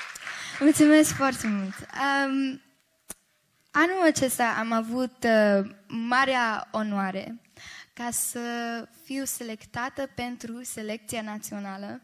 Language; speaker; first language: Romanian; early bilingual, heritage; Romanian